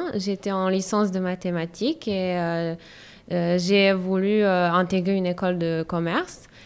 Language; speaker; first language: French; non-native, fluent; Serbian